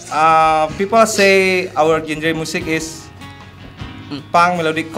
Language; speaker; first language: English; non-native, learner; Indonesian